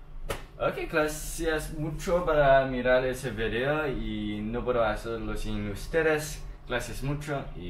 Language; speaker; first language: Spanish; non-native, learner; Chinese